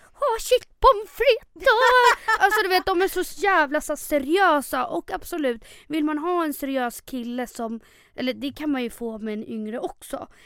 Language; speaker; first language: Swedish; early bilingual, other home language; Spanish